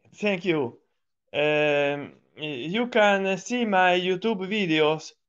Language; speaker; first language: English; non-native, learner; Italian